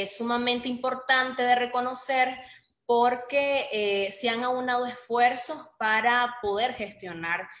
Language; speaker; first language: Spanish; native; Spanish